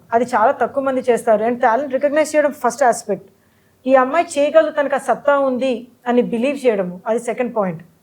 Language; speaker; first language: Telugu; early bilingual, heritage; Telugu